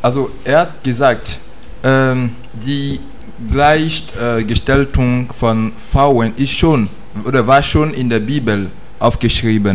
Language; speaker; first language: German; non-native, learner; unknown